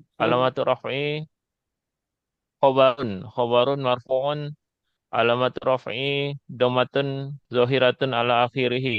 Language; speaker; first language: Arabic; non-native, learner; Indonesian